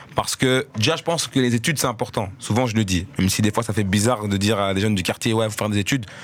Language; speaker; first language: French; native; French